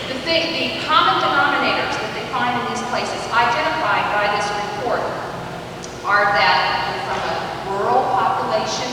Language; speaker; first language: English; native; English